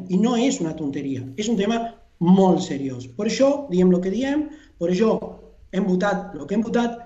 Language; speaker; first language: Catalan; non-native, fluent; Spanish